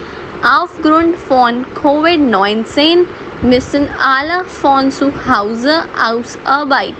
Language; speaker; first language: German; non-native, fluent; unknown